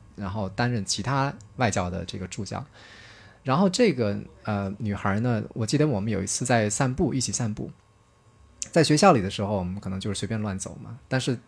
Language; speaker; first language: Chinese; native; Chinese